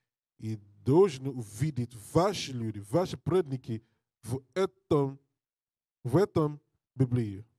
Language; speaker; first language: Russian; non-native, learner; English